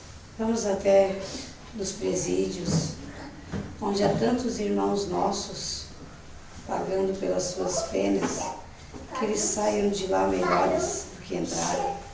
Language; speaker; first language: Portuguese; native; Portuguese